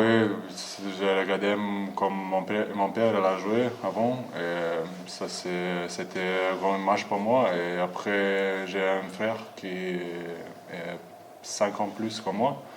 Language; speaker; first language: French; non-native, learner; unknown